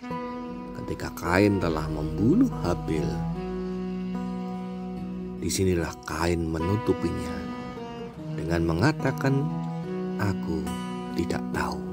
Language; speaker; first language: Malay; non-native, local second language; Javanese